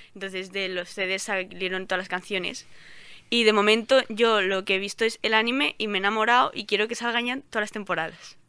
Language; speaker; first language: Spanish; non-native, local second language; Catalan